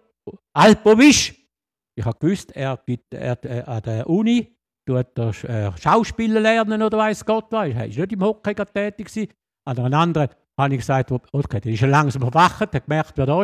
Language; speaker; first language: German; native; German